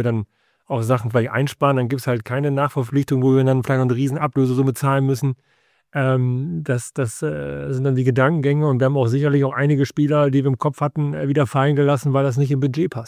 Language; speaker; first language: German; native; German